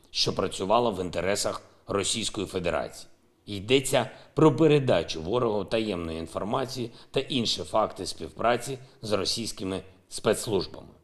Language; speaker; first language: Ukrainian; non-native, local second language; Russian